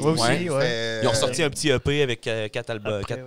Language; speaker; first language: French; native; French